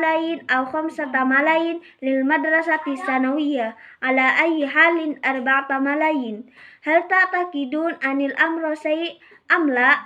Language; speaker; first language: Arabic; non-native, learner; Indonesian